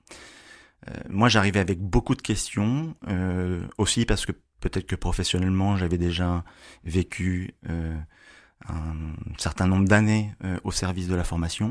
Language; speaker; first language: French; native; French